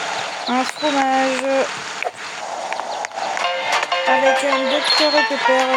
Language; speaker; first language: French; native; French